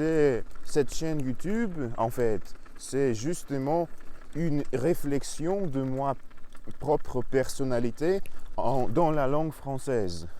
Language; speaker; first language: French; non-native, learner; Russian